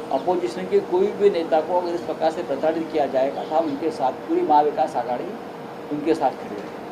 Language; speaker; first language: Hindi; non-native, local second language; Marathi